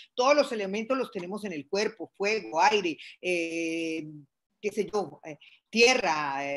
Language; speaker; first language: Spanish; native; Spanish